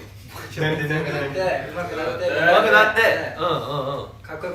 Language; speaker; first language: Japanese; native; Japanese